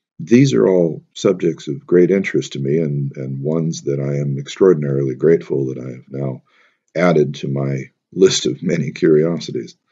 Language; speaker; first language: English; native; English